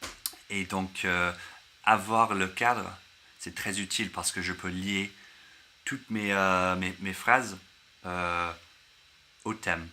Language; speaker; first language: French; non-native, learner; English